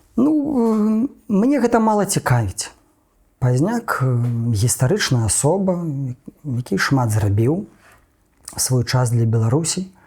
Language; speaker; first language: Belarusian; non-native, local second language; Russian